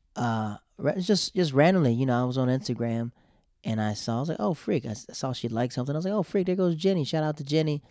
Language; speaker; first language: English; native; English